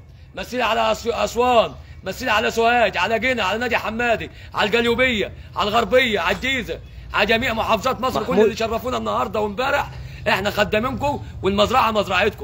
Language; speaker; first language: Arabic; native; Arabic